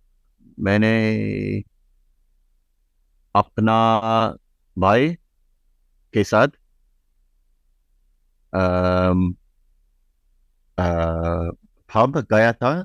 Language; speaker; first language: Hindi; non-native, learner; English